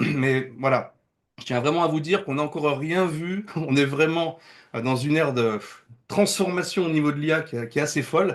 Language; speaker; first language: French; native; French